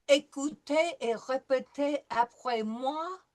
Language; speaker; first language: French; non-native, fluent; English